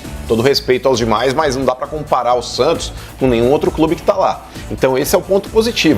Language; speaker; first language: Portuguese; native; Portuguese